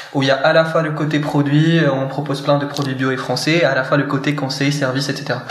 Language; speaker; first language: French; non-native, local second language; Arabic